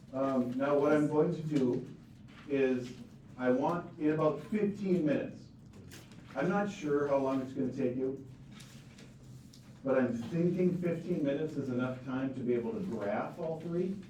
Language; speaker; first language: English; native; English